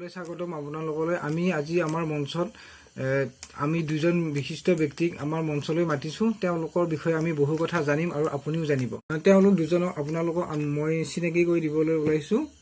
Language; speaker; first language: Assamese; native; Assamese